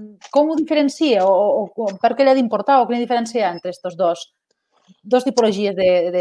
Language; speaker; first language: Catalan; native; Catalan